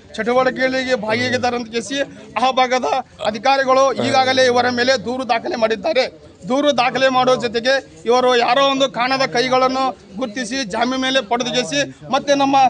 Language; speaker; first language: Kannada; native; Kannada